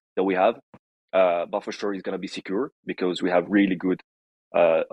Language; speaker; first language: English; non-native, fluent; Italian